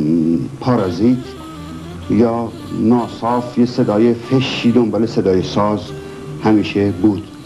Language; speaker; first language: Persian; native; Persian